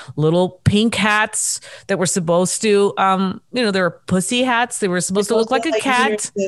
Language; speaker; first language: English; native; English